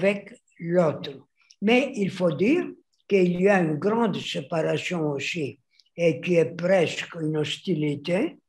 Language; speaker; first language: French; non-native, fluent; Greek